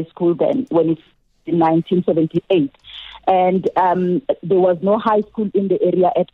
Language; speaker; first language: English; non-native, local second language; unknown